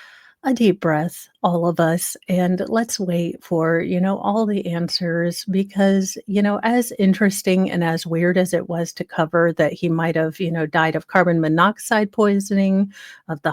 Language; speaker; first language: English; native; English